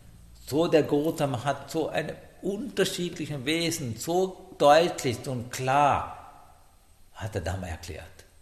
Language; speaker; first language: German; non-native, learner; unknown